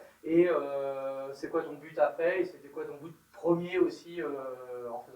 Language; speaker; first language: French; native; French